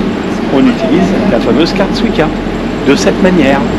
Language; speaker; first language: French; native; French